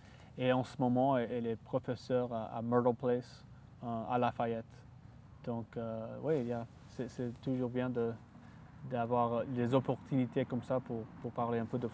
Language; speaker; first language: French; non-native, local second language; English